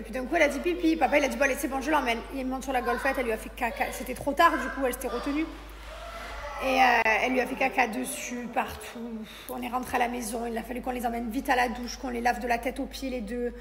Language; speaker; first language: French; native; French